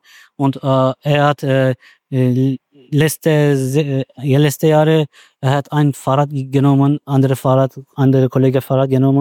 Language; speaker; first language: German; non-native, learner; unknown